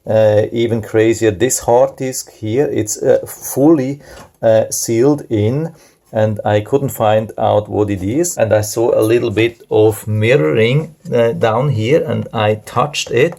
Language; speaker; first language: English; non-native, fluent; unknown